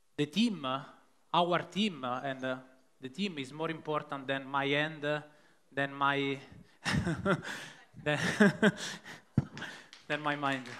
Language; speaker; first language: English; non-native, fluent; Italian